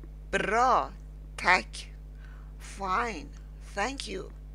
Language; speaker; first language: English; non-native, learner; Persian